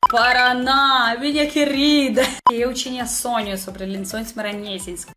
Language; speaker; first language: Portuguese; non-native, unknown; Russian